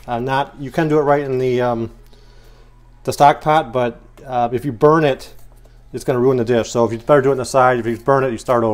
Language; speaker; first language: English; native; English